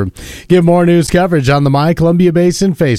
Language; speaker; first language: English; native; English